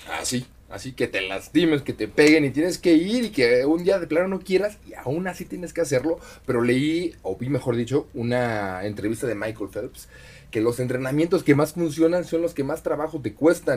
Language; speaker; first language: Spanish; native; Spanish